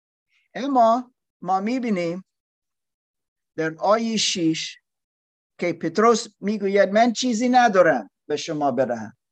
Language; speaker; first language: Persian; non-native, learner; English